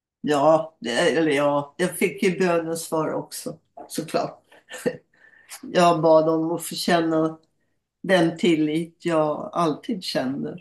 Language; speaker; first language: Swedish; native; Swedish